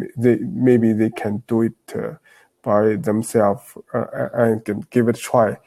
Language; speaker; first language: English; non-native, learner; Chinese